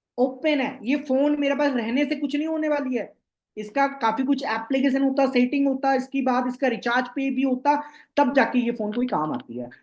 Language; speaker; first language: Hindi; non-native, local second language; Bangla